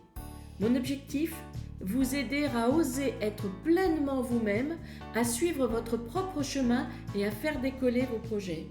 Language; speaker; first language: French; native; French